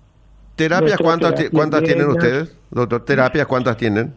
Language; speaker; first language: Spanish; native; Spanish